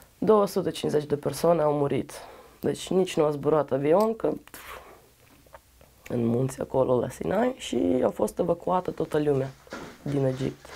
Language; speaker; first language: Romanian; non-native, learner; Russian